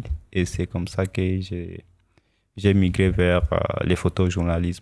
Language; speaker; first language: French; non-native, local second language; Swahili